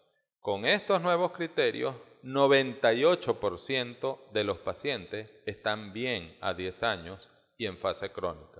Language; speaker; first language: Spanish; native; Spanish